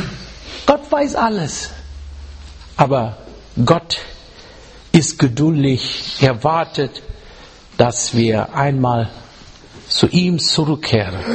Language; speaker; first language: German; non-native, learner; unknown